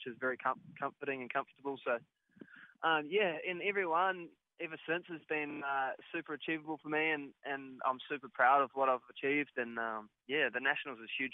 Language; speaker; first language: English; native; English